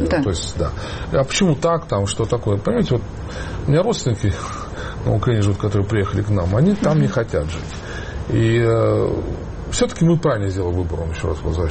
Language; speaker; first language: Russian; native; Russian